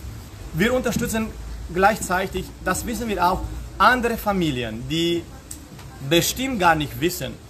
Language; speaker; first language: German; non-native, fluent; Romanian